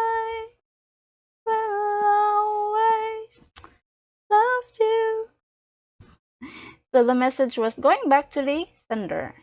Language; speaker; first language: English; non-native, learner; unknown